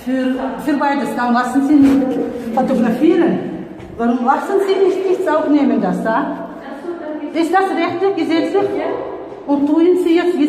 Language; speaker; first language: German; non-native, learner; Chechen